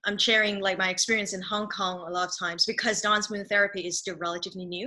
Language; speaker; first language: English; non-native, local second language; Cantonese